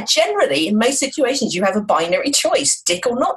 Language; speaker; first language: English; native; English